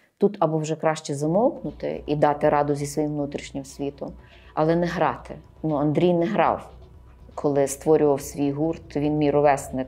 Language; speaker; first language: Ukrainian; native; Ukrainian